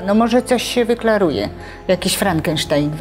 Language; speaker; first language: Polish; native; Polish